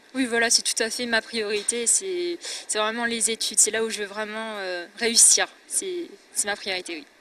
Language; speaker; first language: French; native; French